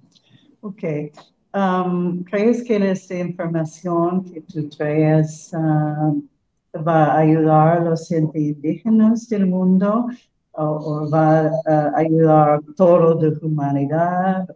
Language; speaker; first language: Spanish; non-native, learner; English